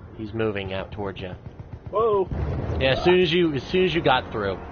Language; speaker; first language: English; native; English